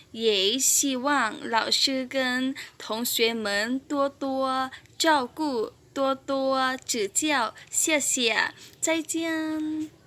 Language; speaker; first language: Chinese; non-native, learner; Hmong